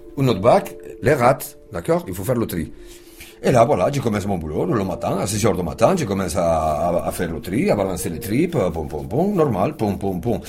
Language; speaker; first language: French; non-native, fluent; Spanish